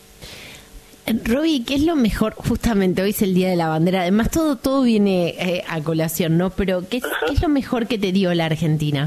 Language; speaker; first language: Spanish; native; Spanish